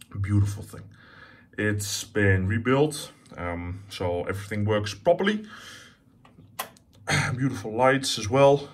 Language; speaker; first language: English; non-native, fluent; Dutch